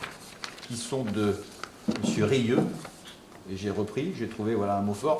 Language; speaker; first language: French; native; French